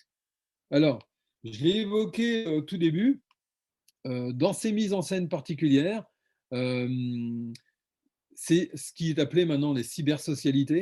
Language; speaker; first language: French; native; French